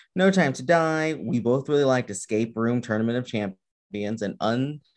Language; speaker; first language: English; early bilingual, other home language; Spanish